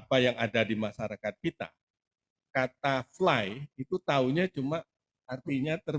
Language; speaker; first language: Indonesian; native; Indonesian